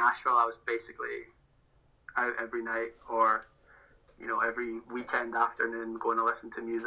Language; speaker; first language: English; native; English